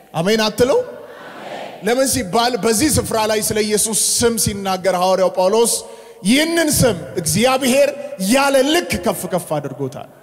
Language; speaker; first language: Amharic; native; Amharic